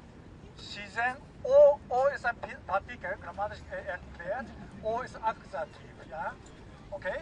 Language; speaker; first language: German; non-native, fluent; Japanese